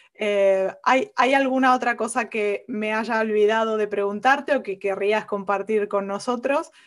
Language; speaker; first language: Spanish; native; Spanish